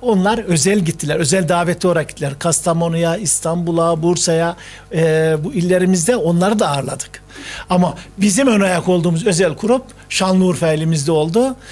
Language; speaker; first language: Turkish; native; Turkish